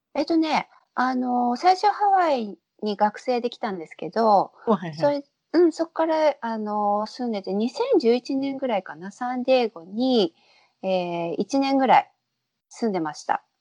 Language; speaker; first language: Japanese; native; Japanese